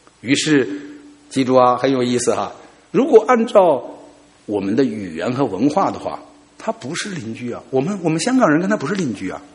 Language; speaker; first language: Chinese; native; Chinese